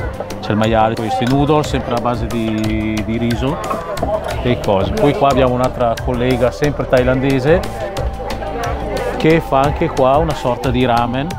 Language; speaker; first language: Italian; early bilingual, other home language; Khmer